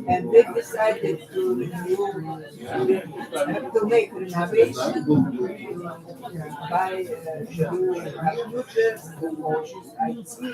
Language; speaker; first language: English; non-native, learner; Russian